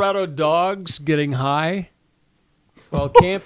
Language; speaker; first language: English; native; English